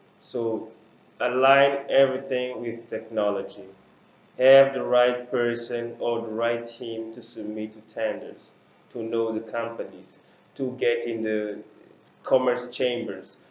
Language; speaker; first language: English; non-native, fluent; Portuguese